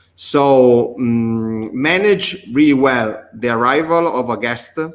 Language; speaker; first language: English; non-native, learner; Italian